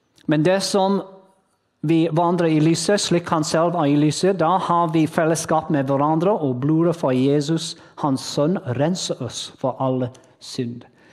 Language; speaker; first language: Norwegian; non-native, learner; English